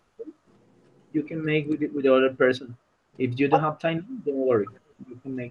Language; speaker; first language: English; non-native, learner; Spanish